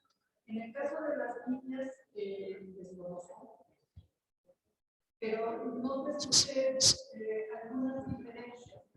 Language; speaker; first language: Spanish; non-native, learner; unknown